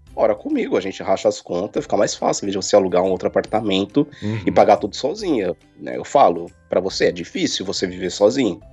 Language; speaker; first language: Portuguese; native; Portuguese